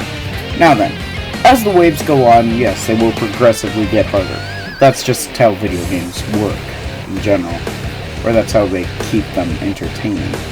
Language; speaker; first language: English; native; English